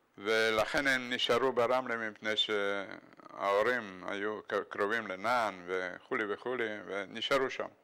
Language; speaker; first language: Hebrew; non-native, fluent; Bulgarian